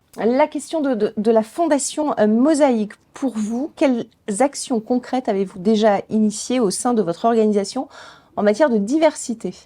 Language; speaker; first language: French; native; French